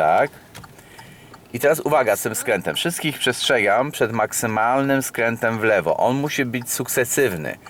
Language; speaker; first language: Polish; native; Polish